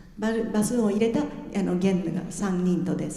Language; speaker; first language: Japanese; native; Japanese